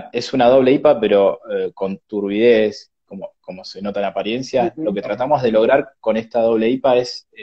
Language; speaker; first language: Spanish; native; Spanish